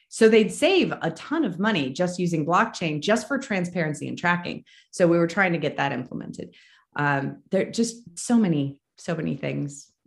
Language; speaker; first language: English; native; English